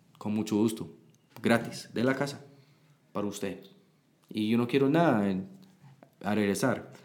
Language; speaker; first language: Spanish; non-native, learner; English